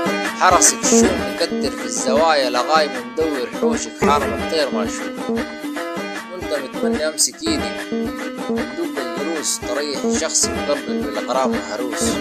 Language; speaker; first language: Arabic; native; Arabic